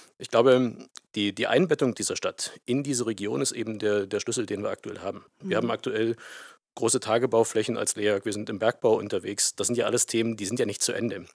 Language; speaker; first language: German; native; German